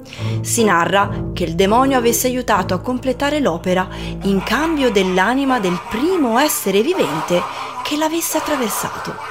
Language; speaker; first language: Italian; native; Italian